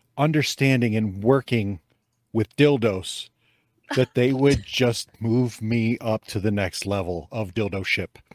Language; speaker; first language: English; native; English